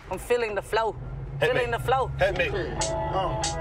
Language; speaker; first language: English; native; English